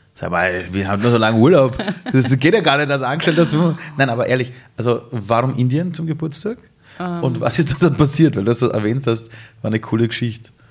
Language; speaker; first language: German; early bilingual, other home language; Persian